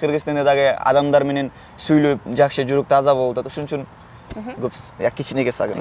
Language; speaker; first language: Kyrgyz; non-native, learner; Bangla